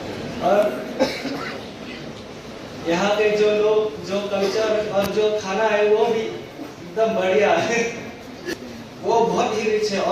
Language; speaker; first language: Hindi; non-native, local second language; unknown